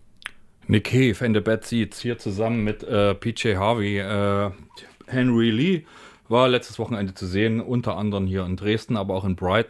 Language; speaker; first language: German; native; German